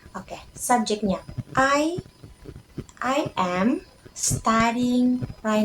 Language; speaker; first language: English; non-native, learner; Indonesian